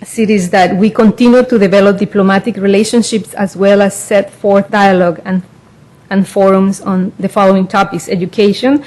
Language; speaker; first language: English; non-native, fluent; Spanish